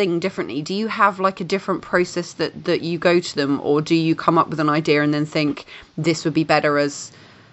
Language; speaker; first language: English; native; English